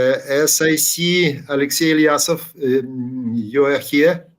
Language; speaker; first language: English; non-native, learner; Ukrainian